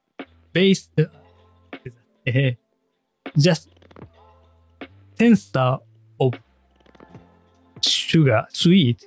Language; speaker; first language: English; non-native, learner; Japanese